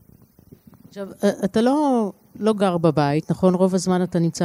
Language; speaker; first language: Hebrew; native; Hebrew